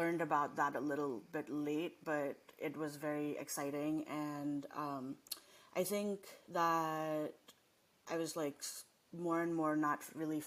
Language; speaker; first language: English; non-native, local second language; Nepali